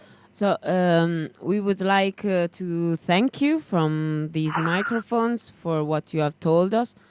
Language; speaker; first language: English; non-native, fluent; Italian